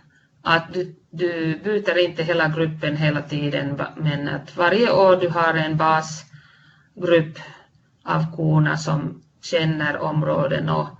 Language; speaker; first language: Swedish; non-native, fluent; Finnish